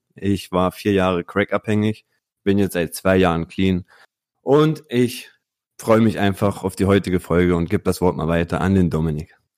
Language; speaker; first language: German; early bilingual, other home language; Italian